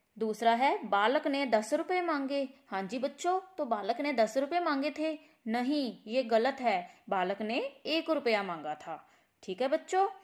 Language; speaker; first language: Hindi; non-native, local second language; Punjabi